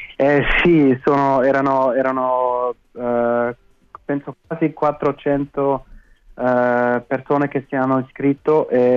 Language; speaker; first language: Italian; non-native, fluent; German